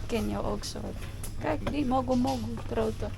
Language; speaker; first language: Dutch; non-native, learner; Filipino